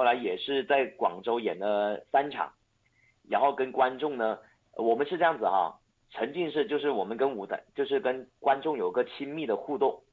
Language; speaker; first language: Chinese; non-native, local second language; Hakka Chinese